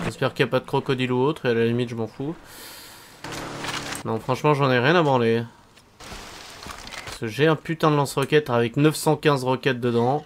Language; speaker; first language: French; native; French